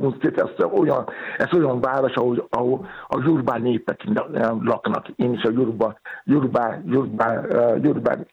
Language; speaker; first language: Hungarian; non-native, fluent; Yoruba